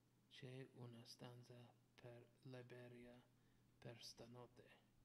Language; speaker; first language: Italian; non-native, learner; English